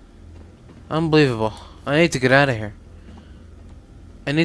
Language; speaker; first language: English; native; English